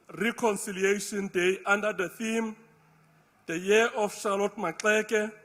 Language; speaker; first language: English; non-native, local second language; Afrikaans